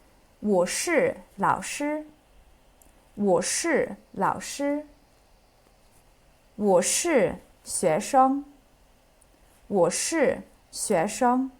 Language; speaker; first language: Chinese; non-native, fluent; English